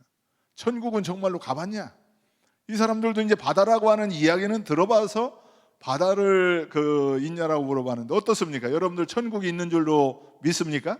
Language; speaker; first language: Korean; native; Korean